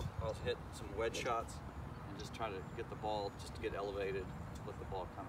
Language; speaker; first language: English; native; English